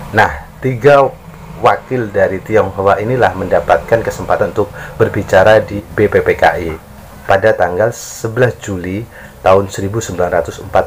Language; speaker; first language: Indonesian; native; Indonesian